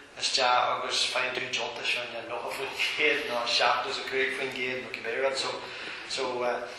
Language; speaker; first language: Irish; non-native, local second language; English